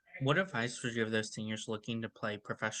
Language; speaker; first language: English; native; English